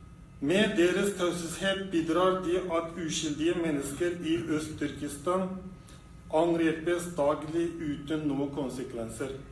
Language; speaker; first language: Norwegian; non-native, fluent; Uyghur